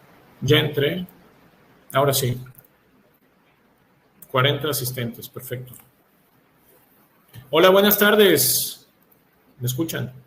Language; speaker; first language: Spanish; native; Spanish